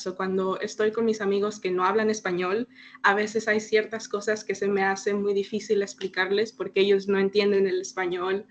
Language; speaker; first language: Spanish; early bilingual, heritage; Spanish